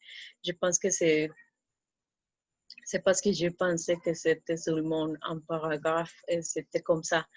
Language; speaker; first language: French; non-native, fluent; Spanish